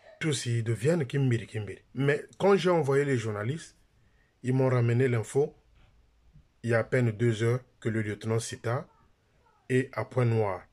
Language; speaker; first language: French; non-native, local second language; Lingala